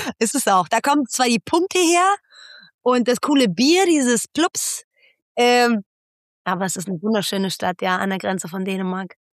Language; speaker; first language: German; early bilingual, other home language; Persian